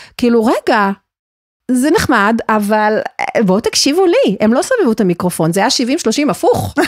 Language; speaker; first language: Hebrew; native; Hebrew